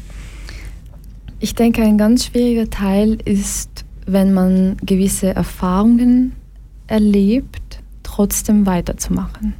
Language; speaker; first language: German; early bilingual, other home language; Portuguese